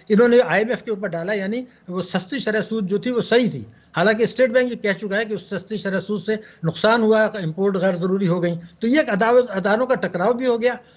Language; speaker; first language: Urdu; native; Urdu